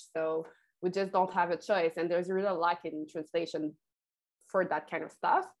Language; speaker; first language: English; non-native, fluent; French